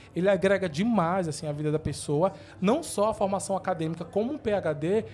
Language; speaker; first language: Portuguese; native; Portuguese